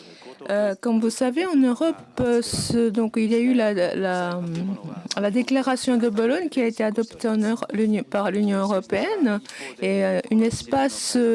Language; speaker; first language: French; non-native, fluent; Japanese